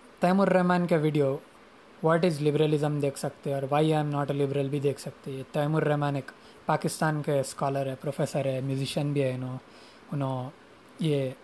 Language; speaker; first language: Urdu; native; Urdu